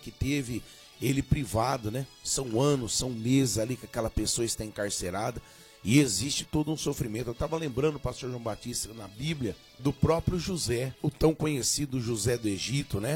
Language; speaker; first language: Portuguese; native; Portuguese